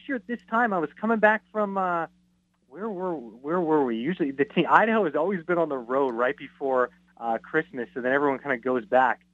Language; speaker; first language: English; native; English